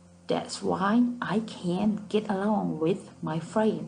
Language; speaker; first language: English; non-native, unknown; Thai